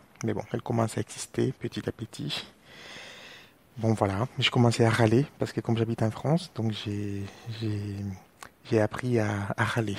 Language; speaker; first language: French; non-native, fluent; Spanish